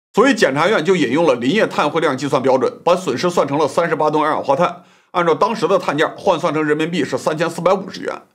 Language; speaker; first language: Chinese; native; Chinese